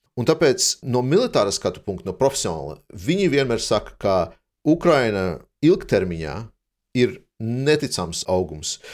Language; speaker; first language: Latvian; non-native, local second language; Russian